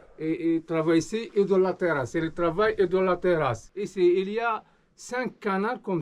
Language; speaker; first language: French; non-native, learner; Berber languages